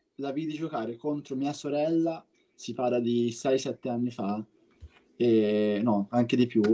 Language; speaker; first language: Italian; native; Italian